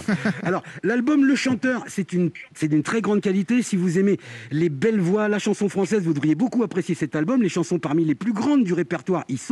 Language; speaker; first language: French; native; French